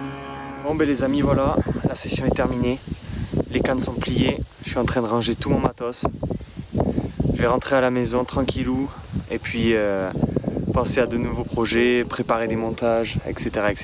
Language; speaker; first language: French; native; French